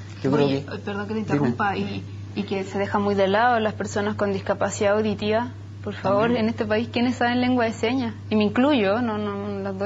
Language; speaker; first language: Spanish; native; Spanish